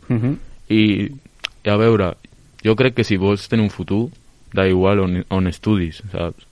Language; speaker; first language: Catalan; non-native, local second language; Spanish